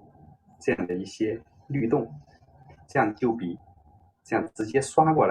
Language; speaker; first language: Chinese; native; Chinese